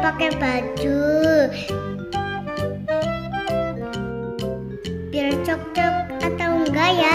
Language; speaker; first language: Indonesian; early bilingual, other home language; Korean